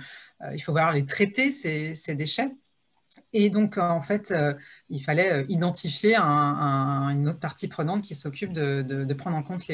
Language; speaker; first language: French; native; French